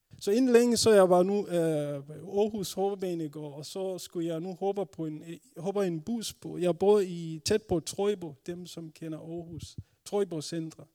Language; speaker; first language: Danish; non-native, fluent; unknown